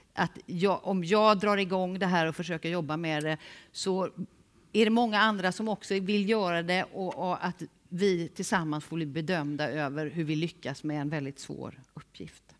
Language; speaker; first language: Swedish; native; Swedish